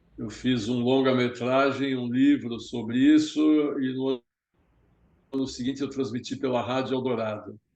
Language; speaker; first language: Portuguese; early bilingual, other home language; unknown